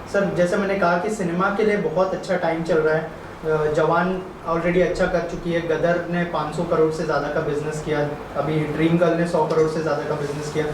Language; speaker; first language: Hindi; native; Hindi